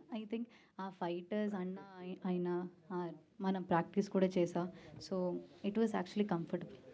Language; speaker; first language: Telugu; non-native, learner; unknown